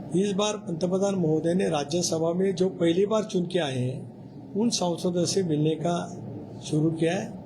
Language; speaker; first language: Hindi; non-native, local second language; Marathi